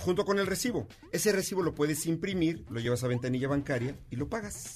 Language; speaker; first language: Spanish; native; Spanish